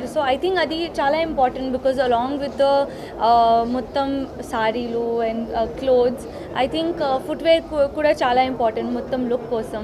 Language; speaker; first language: Telugu; non-native, learner; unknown